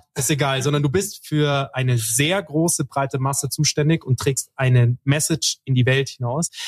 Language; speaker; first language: German; native; German